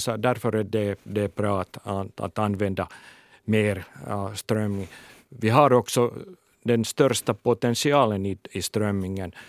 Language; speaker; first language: Swedish; non-native, local second language; Finnish